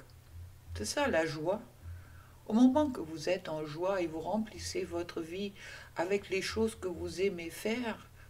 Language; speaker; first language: French; non-native, fluent; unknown